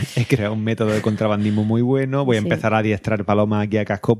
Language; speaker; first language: Spanish; native; Spanish